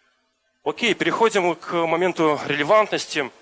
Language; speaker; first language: Russian; native; Russian